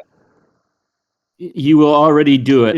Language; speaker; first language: English; native; English